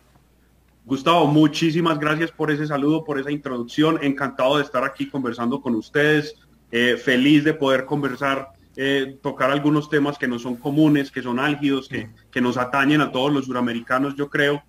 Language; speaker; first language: Spanish; native; Spanish